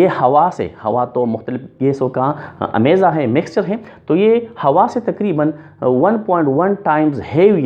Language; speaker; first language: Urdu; non-native, local second language; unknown